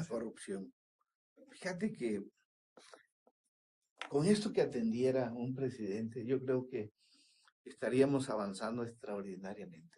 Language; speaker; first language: Spanish; native; Spanish